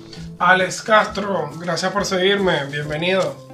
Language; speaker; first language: Spanish; native; Spanish